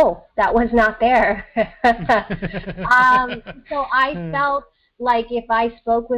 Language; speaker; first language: English; early bilingual, other home language; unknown